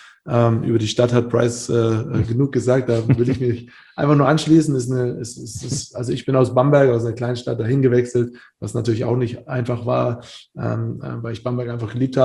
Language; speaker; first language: German; native; German